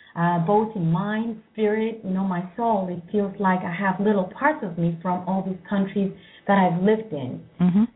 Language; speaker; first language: English; non-native, fluent; Greek